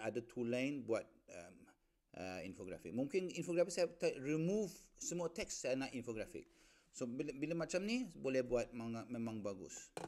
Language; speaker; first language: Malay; non-native, learner; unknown